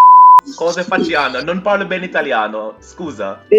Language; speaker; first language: Italian; non-native, learner; English